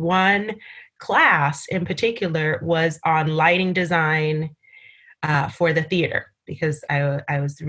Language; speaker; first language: English; native; English